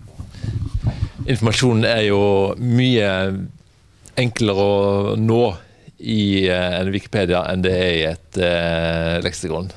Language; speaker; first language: Norwegian; non-native, fluent; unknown